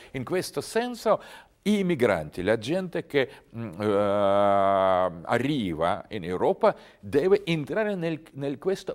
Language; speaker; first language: Italian; non-native, learner; Russian